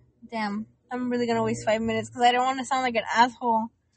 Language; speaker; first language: English; early bilingual, other home language; Spanish